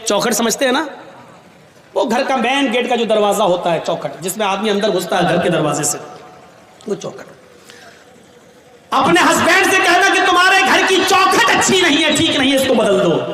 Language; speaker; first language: Urdu; native; Urdu